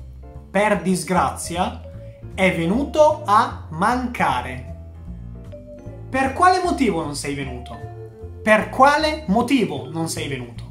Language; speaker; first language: Italian; non-native, fluent; Japanese